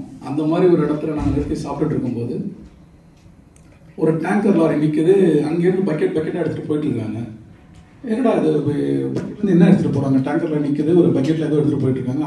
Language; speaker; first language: Tamil; native; Tamil